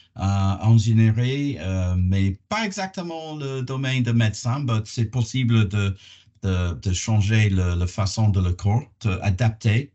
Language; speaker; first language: French; non-native, learner; English